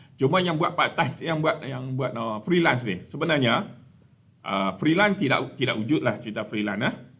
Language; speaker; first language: Malay; native; Malay